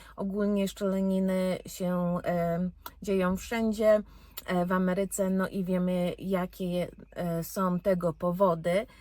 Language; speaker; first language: Polish; early bilingual, heritage; Polish